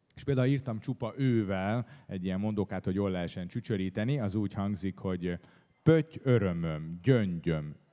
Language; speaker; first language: Hungarian; native; Hungarian